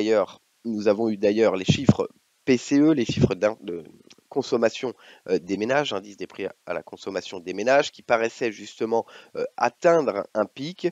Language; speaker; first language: French; native; French